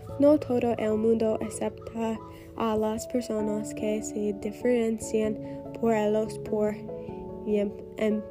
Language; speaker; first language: Spanish; non-native, learner; English